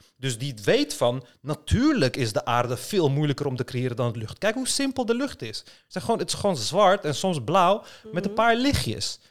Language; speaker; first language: Dutch; early bilingual, other home language; Turkish